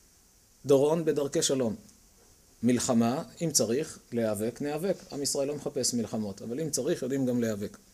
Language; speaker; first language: Hebrew; native; Hebrew